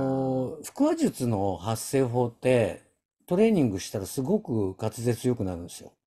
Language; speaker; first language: Japanese; native; Japanese